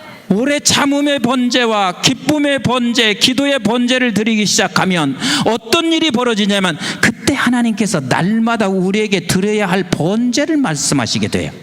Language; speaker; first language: Korean; native; Korean